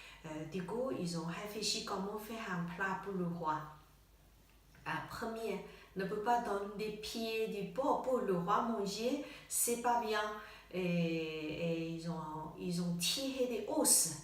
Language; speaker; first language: French; non-native, learner; Chinese